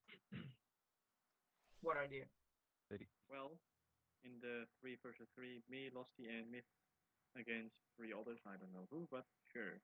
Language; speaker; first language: English; non-native, fluent; Dutch